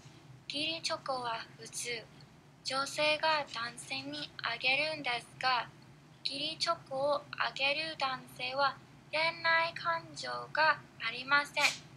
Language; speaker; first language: Japanese; non-native, learner; English